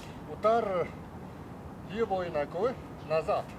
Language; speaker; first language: Russian; non-native, learner; Chinese